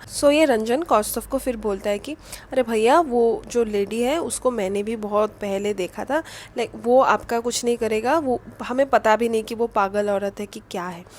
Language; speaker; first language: Hindi; non-native, local second language; Bangla